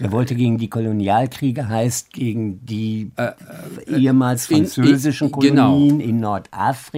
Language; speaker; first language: German; native; German